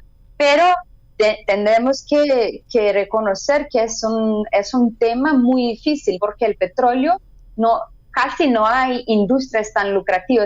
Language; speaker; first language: Spanish; non-native, fluent; Portuguese